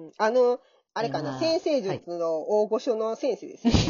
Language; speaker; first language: Japanese; native; Japanese